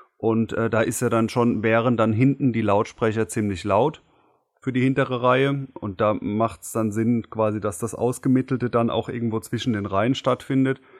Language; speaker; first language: German; native; German